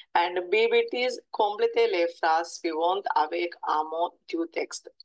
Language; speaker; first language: English; non-native, local second language; Telugu